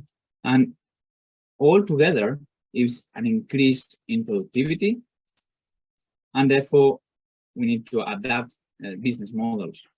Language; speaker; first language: English; non-native, fluent; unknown